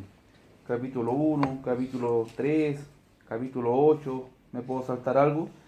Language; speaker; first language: Spanish; native; Spanish